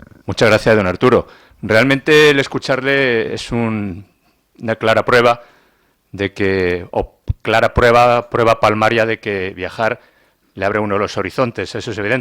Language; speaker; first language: Spanish; native; Spanish